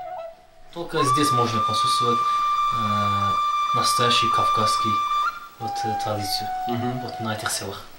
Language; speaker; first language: Russian; non-native, local second language; Azerbaijani